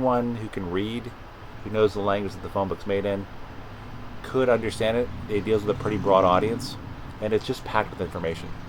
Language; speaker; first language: English; native; English